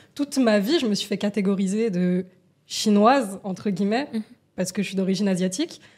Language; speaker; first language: French; native; French